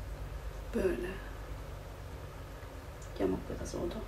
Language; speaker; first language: Turkish; non-native, fluent; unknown